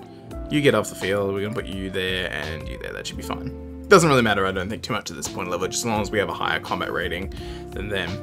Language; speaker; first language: English; native; English